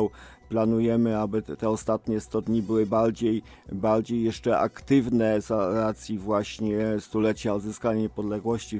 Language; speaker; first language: Polish; native; Polish